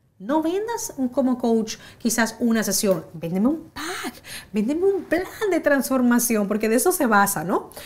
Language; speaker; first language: Spanish; native; Spanish